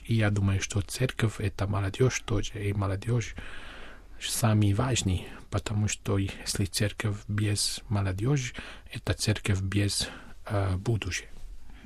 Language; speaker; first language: Russian; non-native, fluent; Armenian